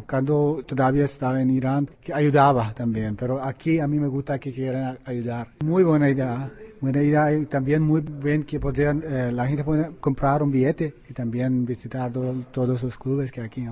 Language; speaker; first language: Spanish; non-native, learner; Persian